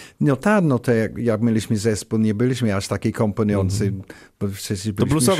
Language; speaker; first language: Polish; non-native, learner; English